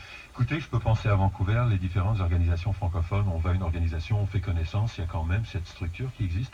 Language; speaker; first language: French; native; French